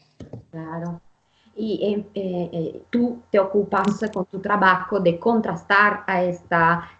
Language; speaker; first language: Spanish; non-native, fluent; Italian